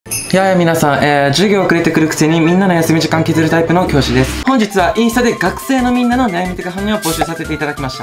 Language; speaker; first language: Japanese; native; Japanese